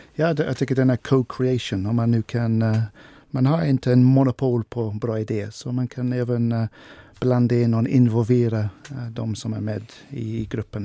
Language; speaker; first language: Swedish; non-native, fluent; English